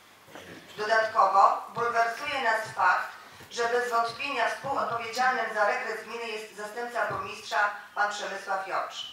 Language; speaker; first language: Polish; native; Polish